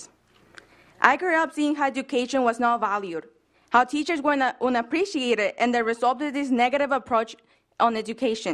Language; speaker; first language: English; non-native, fluent; Spanish